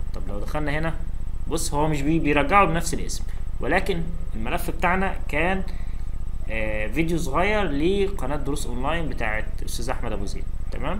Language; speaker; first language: Arabic; native; Arabic